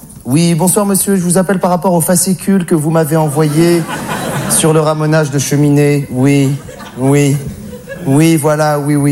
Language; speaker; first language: French; native; French